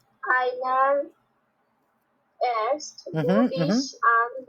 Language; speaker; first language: German; non-native, learner; Bangla